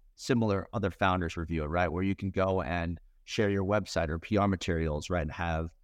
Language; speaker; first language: English; native; English